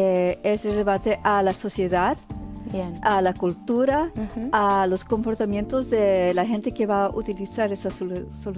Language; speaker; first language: Spanish; early bilingual, heritage; Spanish